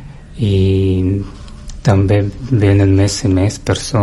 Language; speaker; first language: Catalan; non-native, learner; Russian